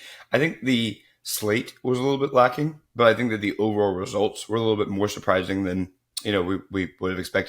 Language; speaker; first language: English; native; English